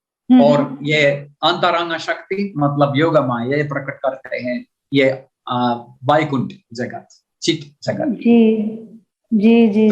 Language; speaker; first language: Hindi; non-native, learner; Finnish